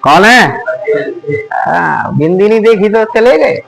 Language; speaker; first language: Hindi; native; Hindi